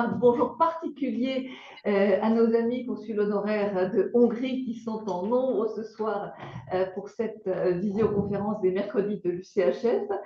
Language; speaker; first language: French; native; French